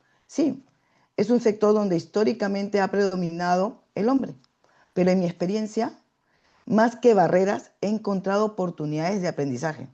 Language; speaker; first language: Spanish; native; Spanish